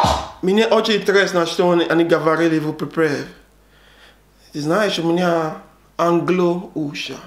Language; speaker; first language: Russian; non-native, learner; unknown